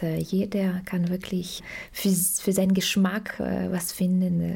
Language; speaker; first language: German; non-native, fluent; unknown